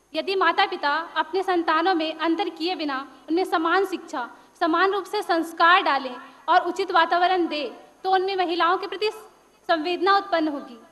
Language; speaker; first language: Hindi; native; Hindi